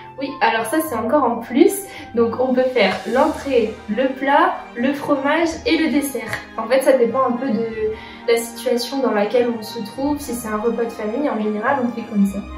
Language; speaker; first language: French; native; French